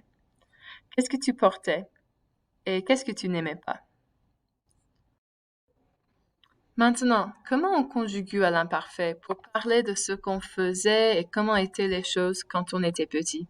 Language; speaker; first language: French; non-native, fluent; English